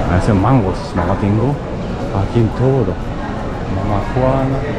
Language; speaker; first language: Spanish; non-native, learner; Japanese